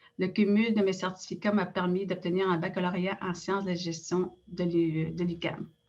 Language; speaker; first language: French; non-native, local second language; Innu-aimun